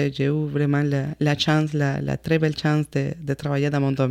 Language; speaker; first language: French; non-native, fluent; Spanish